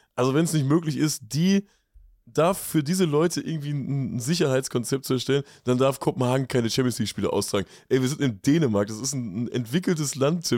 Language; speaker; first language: German; native; German